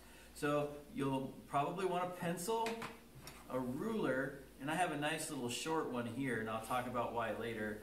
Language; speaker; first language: English; native; English